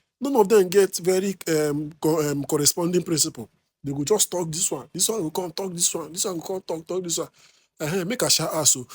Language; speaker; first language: Nigerian Pidgin; non-native, local second language; Igbo